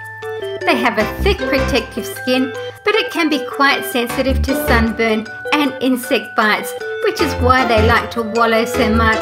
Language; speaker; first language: English; native; English